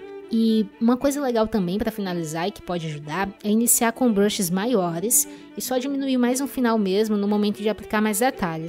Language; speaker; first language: Portuguese; native; Portuguese